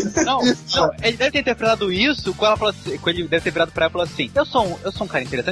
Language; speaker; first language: Portuguese; native; Portuguese